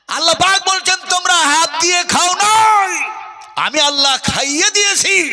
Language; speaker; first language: Bangla; non-native, local second language; Urdu